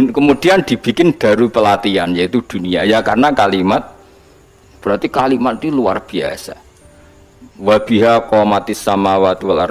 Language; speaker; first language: Indonesian; non-native, local second language; Javanese